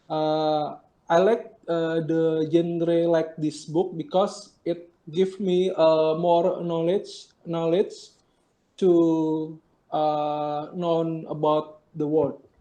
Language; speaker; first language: English; non-native, learner; Indonesian